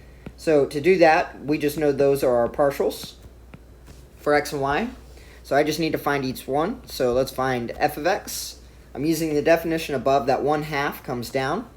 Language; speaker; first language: English; native; English